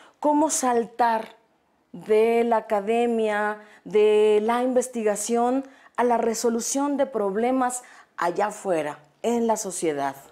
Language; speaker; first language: Spanish; native; Spanish